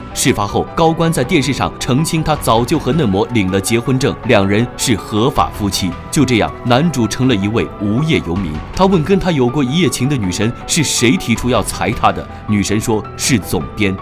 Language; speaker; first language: Chinese; native; Chinese